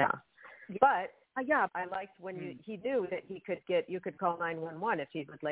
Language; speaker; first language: English; native; English